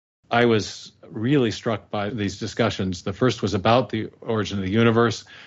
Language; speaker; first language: English; native; English